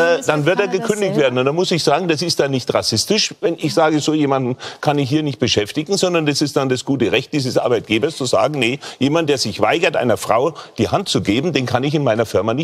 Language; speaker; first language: German; native; German